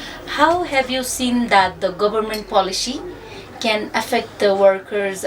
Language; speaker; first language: English; non-native, fluent; Nepali